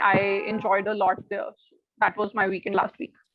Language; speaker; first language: English; non-native, fluent; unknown